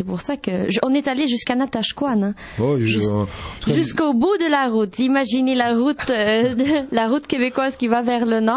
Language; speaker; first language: French; non-native, local second language; Arabic